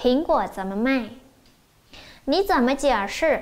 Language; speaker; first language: Chinese; non-native, fluent; Vietnamese